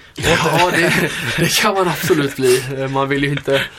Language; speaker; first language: Swedish; native; Swedish